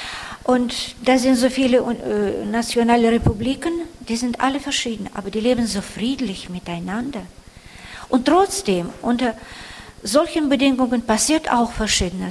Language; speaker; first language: German; non-native, fluent; Russian